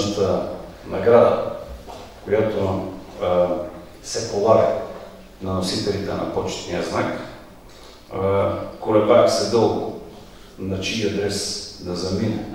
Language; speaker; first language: Bulgarian; native; Bulgarian